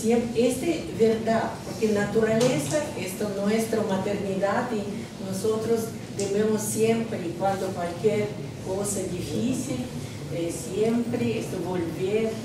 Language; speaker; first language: Spanish; non-native, learner; Russian